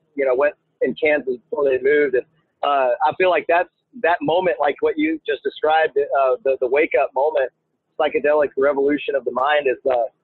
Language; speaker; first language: English; native; English